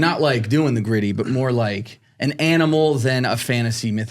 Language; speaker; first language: English; native; English